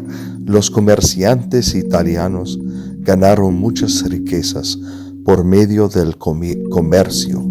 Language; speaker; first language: Spanish; non-native, fluent; English